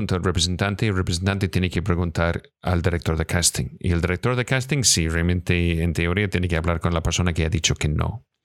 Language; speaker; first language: Spanish; non-native, fluent; English